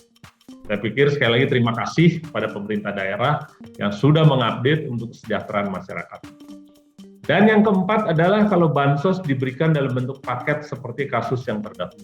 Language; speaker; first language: Indonesian; native; Indonesian